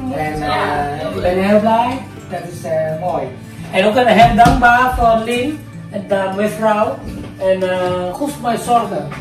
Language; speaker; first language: Dutch; non-native, learner; Vietnamese